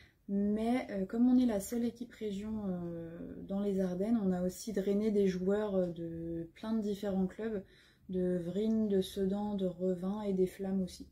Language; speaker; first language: French; native; French